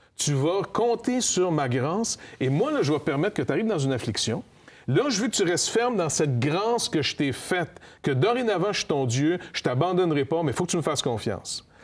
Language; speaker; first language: French; native; French